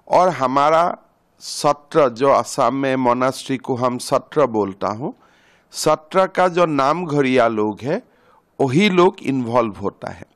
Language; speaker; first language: Hindi; non-native, local second language; Assamese